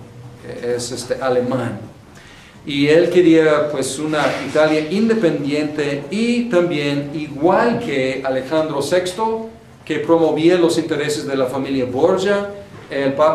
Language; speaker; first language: Spanish; non-native, fluent; English